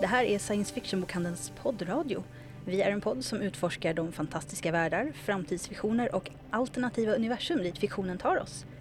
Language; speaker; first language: Swedish; native; Swedish